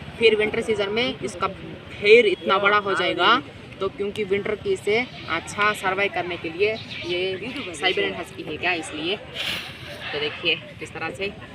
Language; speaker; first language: Hindi; non-native, local second language; Urdu